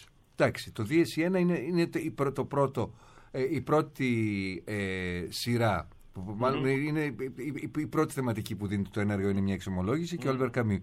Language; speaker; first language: Greek; native; Greek